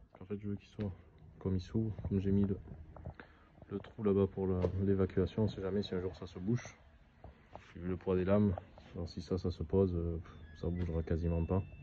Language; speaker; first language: French; native; French